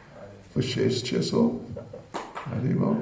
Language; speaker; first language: Russian; non-native, learner; English